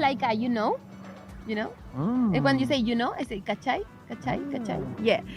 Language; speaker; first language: English; non-native, learner; Spanish